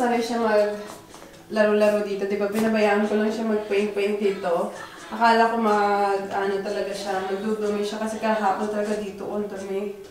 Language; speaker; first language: Filipino; native; Filipino